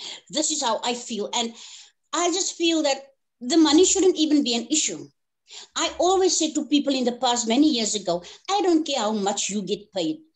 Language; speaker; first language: English; non-native, local second language; Afrikaans